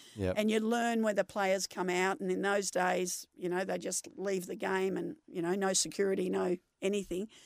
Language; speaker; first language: English; native; English